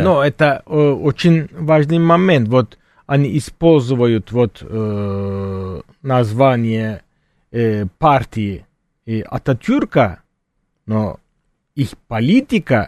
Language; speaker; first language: Russian; non-native, fluent; Turkish